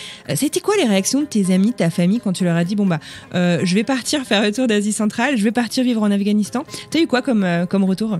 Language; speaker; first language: French; native; French